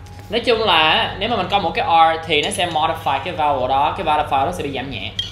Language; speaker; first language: Vietnamese; non-native, fluent; English